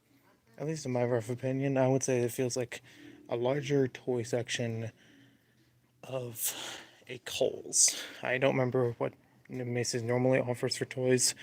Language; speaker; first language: English; native; English